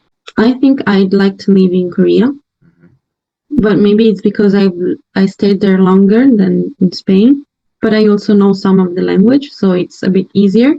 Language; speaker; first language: English; non-native, fluent; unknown